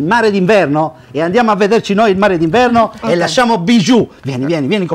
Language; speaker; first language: Italian; native; Italian